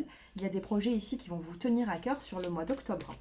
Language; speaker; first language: French; native; French